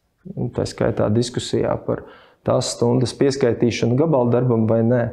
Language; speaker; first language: Latvian; native; Latvian